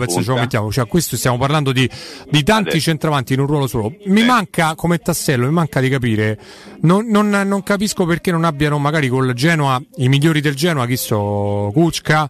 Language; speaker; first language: Italian; native; Italian